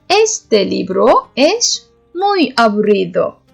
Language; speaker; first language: Spanish; non-native, learner; Turkish